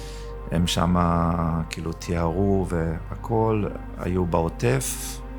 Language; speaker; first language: Hebrew; early bilingual, other home language; German